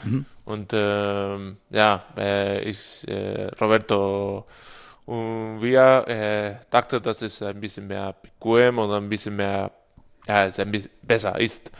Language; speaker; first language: German; non-native, learner; Spanish